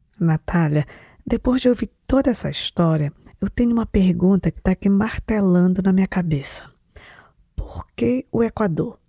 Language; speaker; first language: Portuguese; native; Portuguese